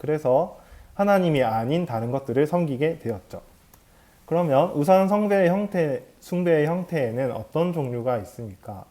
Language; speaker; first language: Korean; native; Korean